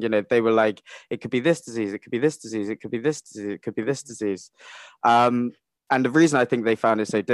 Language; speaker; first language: English; native; English